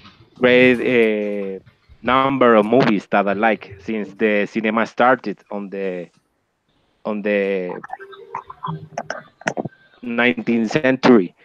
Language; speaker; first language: English; non-native, learner; Spanish